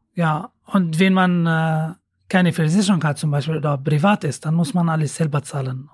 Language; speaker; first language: German; non-native, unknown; Arabic